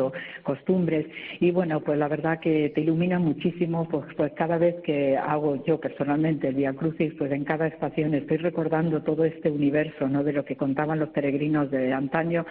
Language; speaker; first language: Spanish; native; Spanish